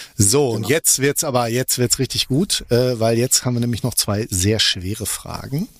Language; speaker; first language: German; native; German